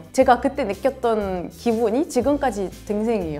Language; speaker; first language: Korean; non-native, fluent; Arabic